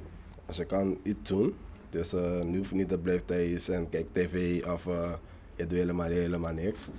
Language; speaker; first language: Dutch; non-native, learner; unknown